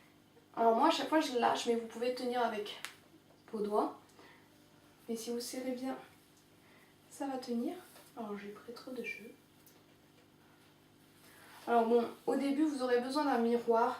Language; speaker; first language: French; native; French